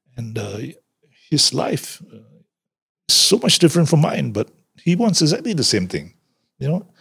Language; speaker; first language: English; non-native, local second language; Malay